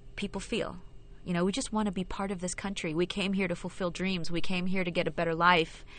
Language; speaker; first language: English; non-native, local second language; Filipino